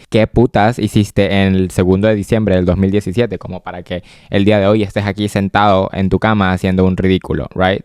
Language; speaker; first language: Spanish; native; Spanish